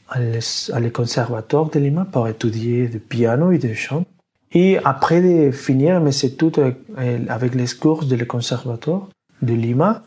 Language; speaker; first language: French; non-native, learner; Spanish